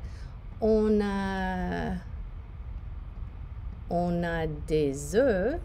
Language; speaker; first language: French; non-native, fluent; English